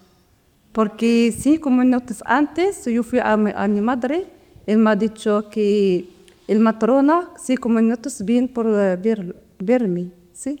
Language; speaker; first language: Spanish; non-native, learner; Arabic